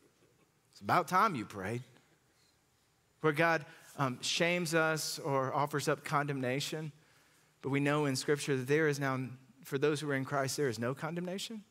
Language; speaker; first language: English; native; English